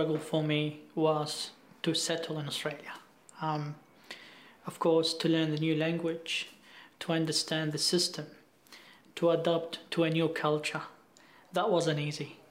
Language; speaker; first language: English; non-native, fluent; Arabic